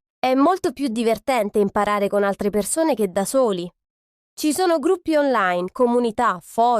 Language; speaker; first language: Italian; non-native, fluent; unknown